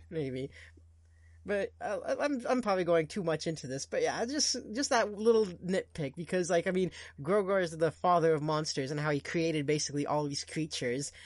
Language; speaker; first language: English; non-native, fluent; Portuguese